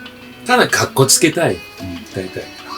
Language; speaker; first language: Japanese; non-native, fluent; English